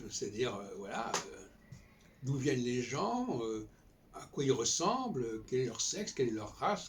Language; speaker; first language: French; native; French